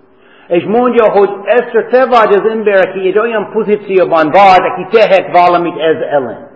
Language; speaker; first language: Hungarian; non-native, fluent; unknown